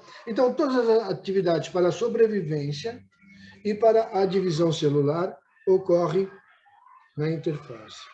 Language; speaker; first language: Portuguese; native; Portuguese